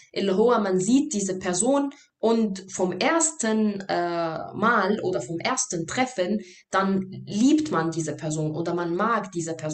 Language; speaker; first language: German; non-native, fluent; Arabic